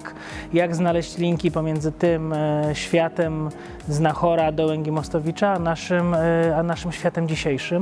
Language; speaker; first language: Polish; native; Polish